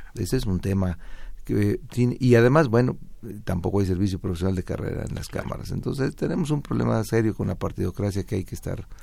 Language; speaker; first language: Spanish; native; Spanish